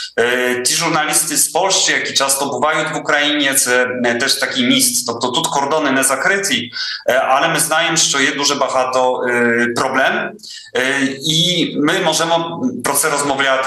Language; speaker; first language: Ukrainian; non-native, fluent; Polish